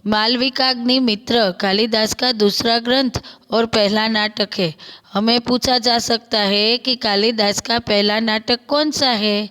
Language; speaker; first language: Hindi; non-native, local second language; Gujarati